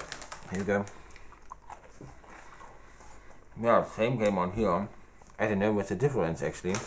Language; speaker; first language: English; non-native, learner; German